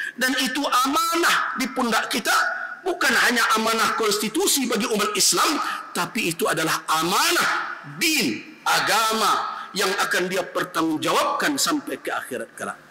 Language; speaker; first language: Malay; non-native, local second language; Minangkabau